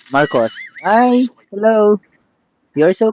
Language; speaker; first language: English; non-native, learner; Filipino